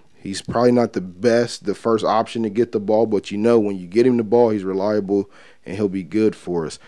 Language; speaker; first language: English; native; English